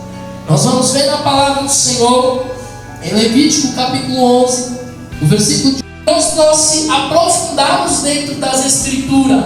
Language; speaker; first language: Portuguese; native; Portuguese